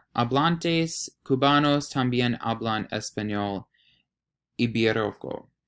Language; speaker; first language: Spanish; non-native, learner; English